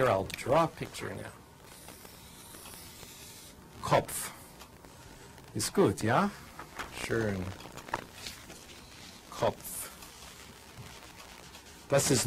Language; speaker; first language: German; non-native, fluent; English